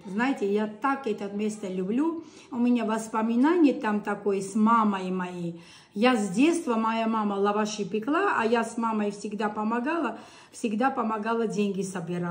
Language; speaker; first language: Russian; non-native, local second language; Armenian